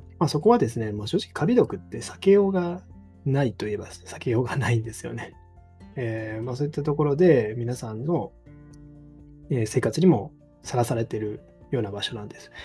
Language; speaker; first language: Japanese; native; Japanese